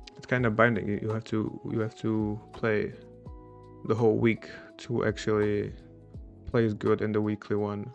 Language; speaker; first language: English; non-native, fluent; Czech